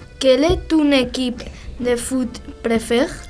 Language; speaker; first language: French; non-native, learner; Spanish